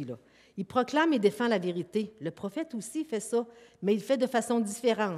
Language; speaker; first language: French; native; French